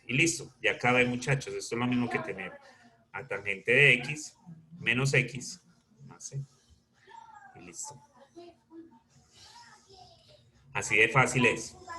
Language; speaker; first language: Spanish; native; Spanish